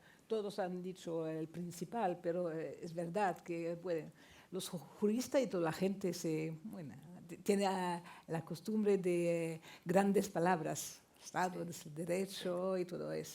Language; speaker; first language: Spanish; non-native, fluent; French